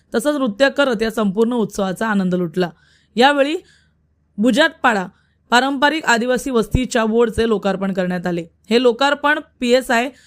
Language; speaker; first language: Marathi; native; Marathi